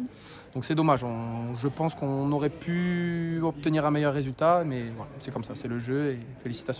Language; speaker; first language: French; native; French